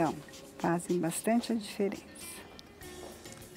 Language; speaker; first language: Portuguese; native; Portuguese